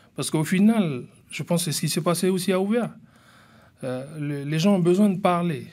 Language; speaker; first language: French; native; French